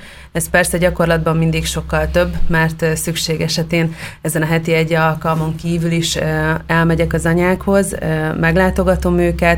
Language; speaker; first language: Hungarian; native; Hungarian